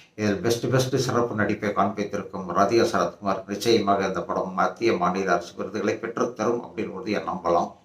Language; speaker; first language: Tamil; native; Tamil